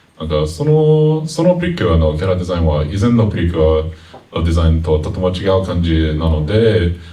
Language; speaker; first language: Japanese; non-native, fluent; English